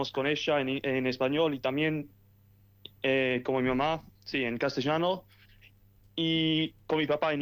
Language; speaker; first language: Spanish; early bilingual, heritage; English